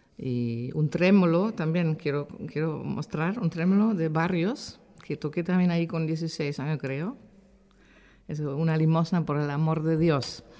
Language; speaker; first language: Spanish; non-native, fluent; German